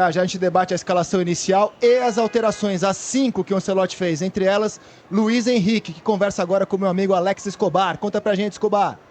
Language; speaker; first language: Portuguese; native; Portuguese